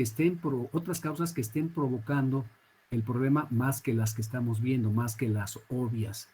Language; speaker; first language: Spanish; native; Spanish